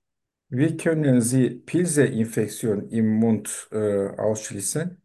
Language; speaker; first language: German; non-native, fluent; Turkish